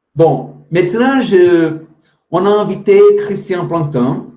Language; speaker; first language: French; non-native, fluent; Portuguese